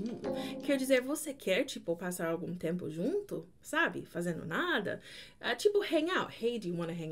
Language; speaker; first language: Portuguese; non-native, fluent; English